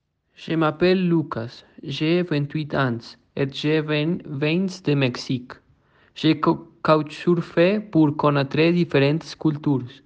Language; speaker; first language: French; non-native, learner; Spanish